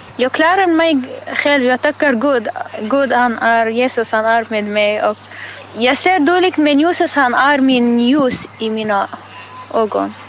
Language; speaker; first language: Swedish; non-native, learner; Arabic